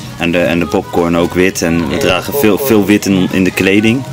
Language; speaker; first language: Dutch; native; Dutch